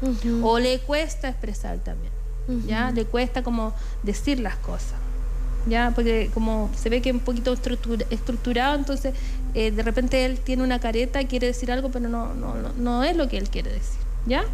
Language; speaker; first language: Spanish; native; Spanish